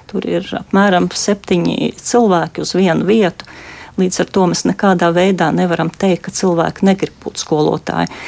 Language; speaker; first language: Latvian; native; Latvian